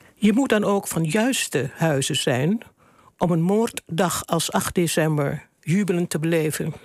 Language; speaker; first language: Dutch; native; Dutch